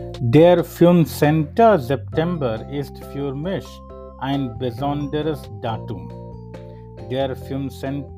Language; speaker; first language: German; non-native, fluent; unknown